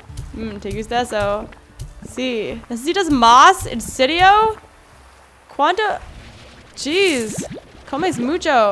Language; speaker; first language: Spanish; non-native, learner; English